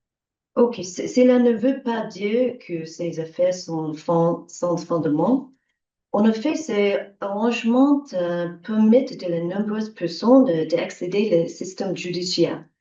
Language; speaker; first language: French; non-native, learner; English